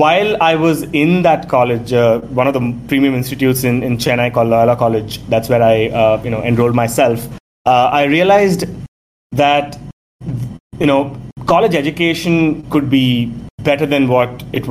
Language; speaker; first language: English; non-native, local second language; Tamil